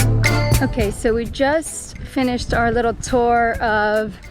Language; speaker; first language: English; native; English